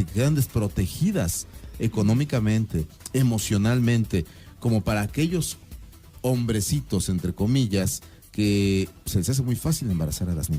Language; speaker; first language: Spanish; native; Spanish